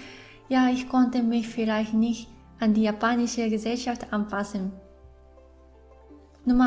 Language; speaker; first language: German; non-native, fluent; Japanese